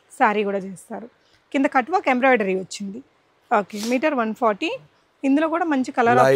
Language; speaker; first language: Telugu; native; Telugu